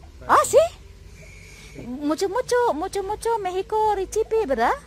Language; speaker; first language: Spanish; non-native, learner; Indonesian